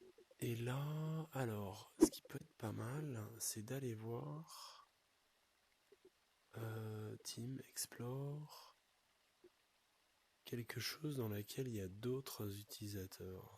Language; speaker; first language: French; native; French